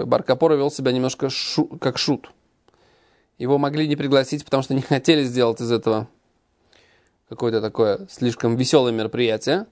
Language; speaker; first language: Russian; native; Russian